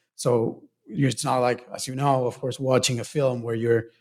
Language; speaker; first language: English; non-native, fluent; Spanish